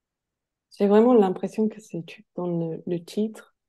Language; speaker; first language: French; non-native, fluent; English